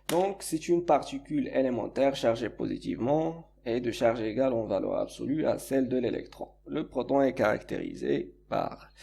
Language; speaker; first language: French; non-native, local second language; Arabic